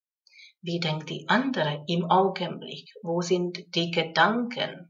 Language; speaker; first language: German; non-native, fluent; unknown